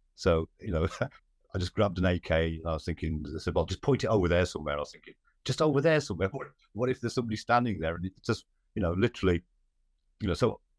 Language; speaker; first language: English; native; English